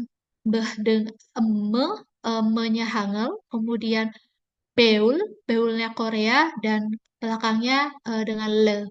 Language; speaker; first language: Indonesian; native; Indonesian